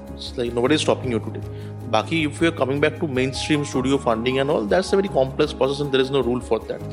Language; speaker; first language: English; non-native, local second language; Bangla